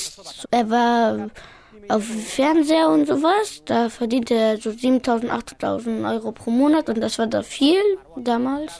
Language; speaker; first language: German; early bilingual, other home language; Pashto